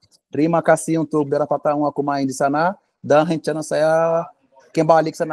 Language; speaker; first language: Indonesian; non-native, fluent; Portuguese